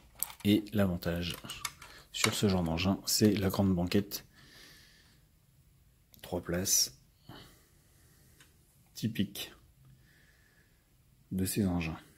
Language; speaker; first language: French; native; French